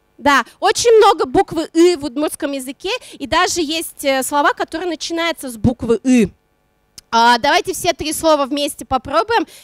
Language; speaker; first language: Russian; non-native, local second language; Udmurt